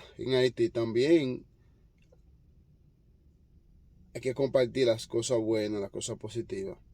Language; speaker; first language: Spanish; non-native, fluent; Haitian Creole